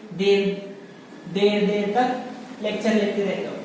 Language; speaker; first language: Hindi; non-native, local second language; Marathi